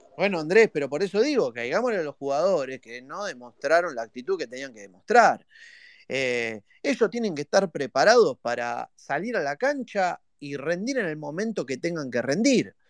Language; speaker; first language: Spanish; native; Spanish